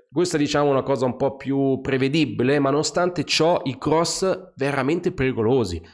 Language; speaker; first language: Italian; non-native, fluent; German